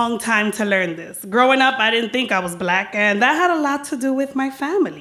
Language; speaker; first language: English; early bilingual, other home language; Spanish